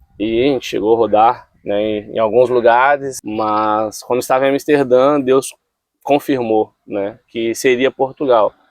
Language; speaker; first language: Portuguese; native; Portuguese